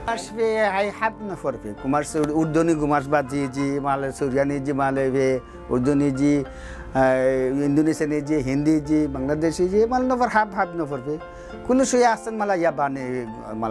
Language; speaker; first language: Arabic; non-native, learner; Bangla